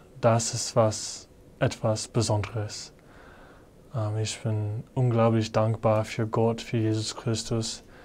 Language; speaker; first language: German; non-native, fluent; English